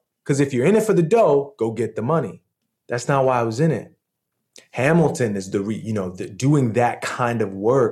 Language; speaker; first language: English; native; English